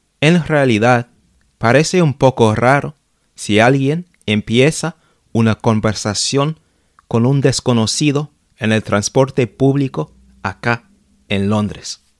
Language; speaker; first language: Spanish; non-native, fluent; English